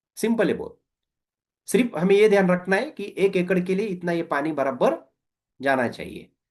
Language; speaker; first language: Hindi; non-native, local second language; Marathi